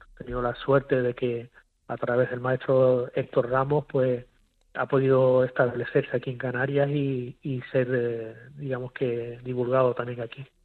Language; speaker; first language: Spanish; native; Spanish